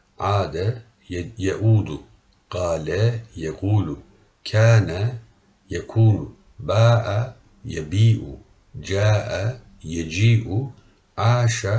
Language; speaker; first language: Arabic; non-native, learner; Turkish